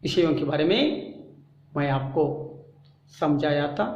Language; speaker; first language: Hindi; non-native, local second language; Kannada